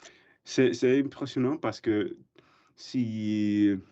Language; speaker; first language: French; non-native, learner; English